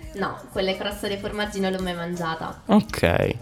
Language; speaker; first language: Italian; native; Italian